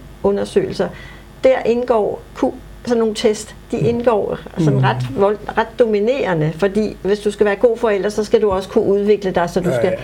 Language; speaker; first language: Danish; native; Danish